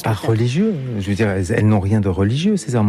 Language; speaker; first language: French; native; French